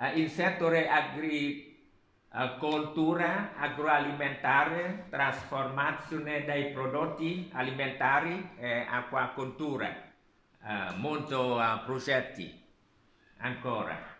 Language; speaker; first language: Italian; non-native, learner; Vietnamese